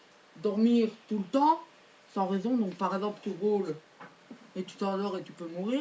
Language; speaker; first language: French; native; French